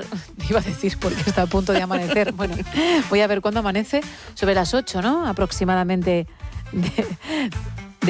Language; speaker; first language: Spanish; native; Spanish